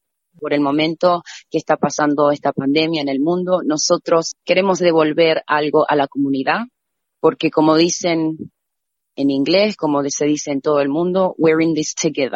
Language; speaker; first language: Spanish; native; Spanish